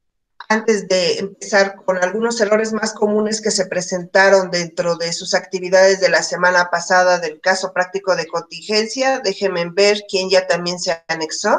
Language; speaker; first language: Spanish; native; Spanish